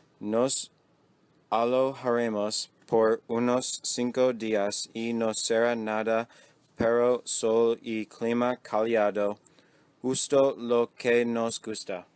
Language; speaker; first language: Spanish; non-native, learner; English